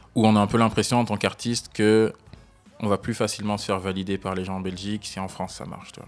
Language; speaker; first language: French; native; French